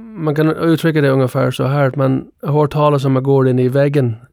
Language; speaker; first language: Swedish; non-native, fluent; English